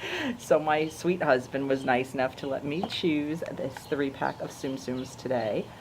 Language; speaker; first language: English; native; English